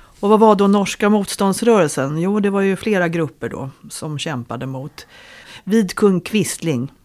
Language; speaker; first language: Swedish; native; Swedish